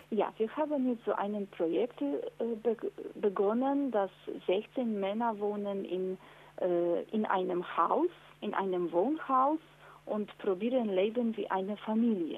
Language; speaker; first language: German; non-native, learner; Polish